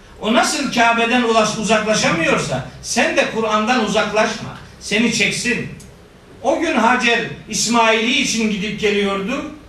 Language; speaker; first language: Turkish; native; Turkish